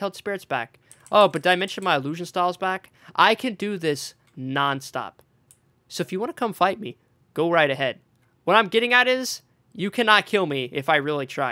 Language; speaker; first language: English; native; English